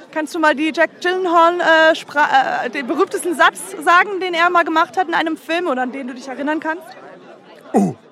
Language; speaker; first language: German; native; German